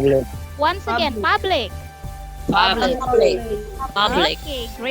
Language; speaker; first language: English; non-native, fluent; Indonesian